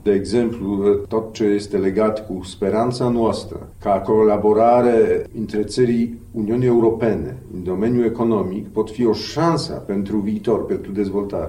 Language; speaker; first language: Romanian; non-native, fluent; Polish